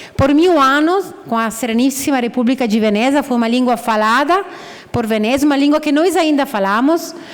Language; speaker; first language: Portuguese; non-native, fluent; Italian